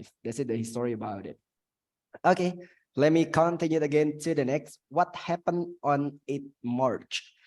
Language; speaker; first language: English; non-native, fluent; Indonesian